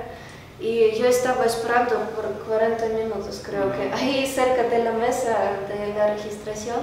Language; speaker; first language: Spanish; non-native, learner; Ukrainian